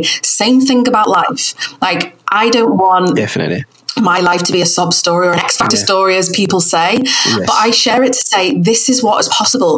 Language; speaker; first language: English; native; English